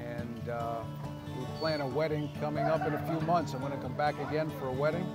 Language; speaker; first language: English; native; English